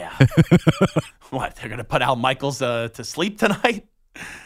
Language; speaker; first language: English; native; English